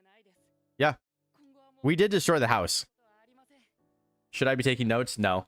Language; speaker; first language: English; native; English